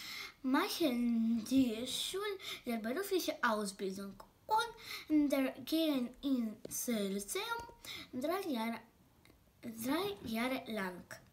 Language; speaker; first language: German; non-native, learner; Ukrainian